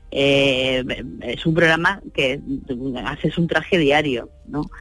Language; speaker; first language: Spanish; native; Spanish